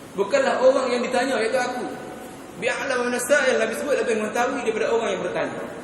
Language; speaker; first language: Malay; native; Malay